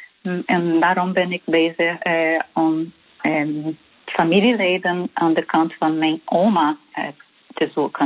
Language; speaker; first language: Dutch; non-native, learner; Portuguese